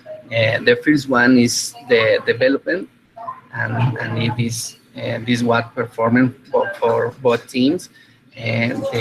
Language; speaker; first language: English; non-native, fluent; Spanish